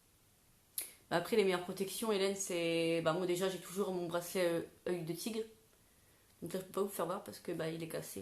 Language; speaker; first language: French; native; French